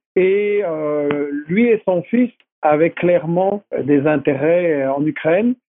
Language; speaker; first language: French; native; French